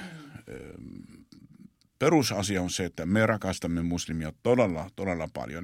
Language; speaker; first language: Finnish; non-native, fluent; Arabic